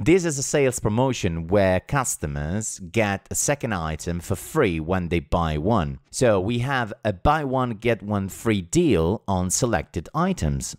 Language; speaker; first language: English; non-native, fluent; Italian